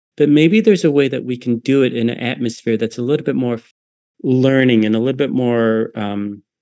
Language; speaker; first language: English; native; English